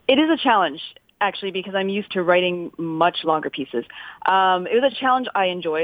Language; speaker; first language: English; non-native, local second language; French